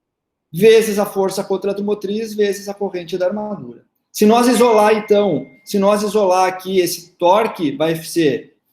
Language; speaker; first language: Portuguese; native; Portuguese